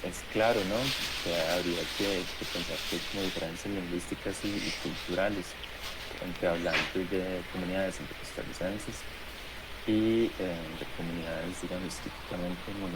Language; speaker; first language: Spanish; native; Spanish